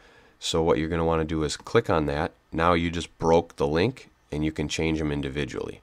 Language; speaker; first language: English; native; English